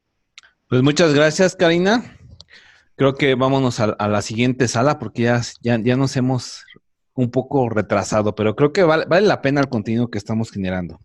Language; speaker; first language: Spanish; native; Spanish